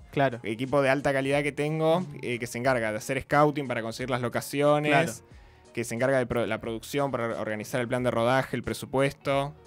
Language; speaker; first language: Spanish; native; Spanish